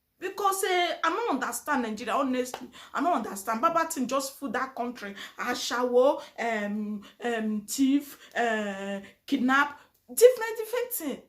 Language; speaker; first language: Nigerian Pidgin; native; Nigerian Pidgin